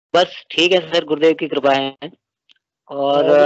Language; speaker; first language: Hindi; native; Hindi